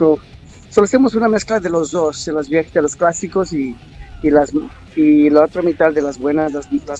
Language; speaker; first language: Spanish; early bilingual, heritage; English